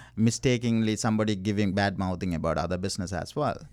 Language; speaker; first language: English; non-native, local second language; Tamil